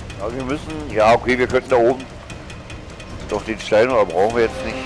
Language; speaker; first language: German; native; German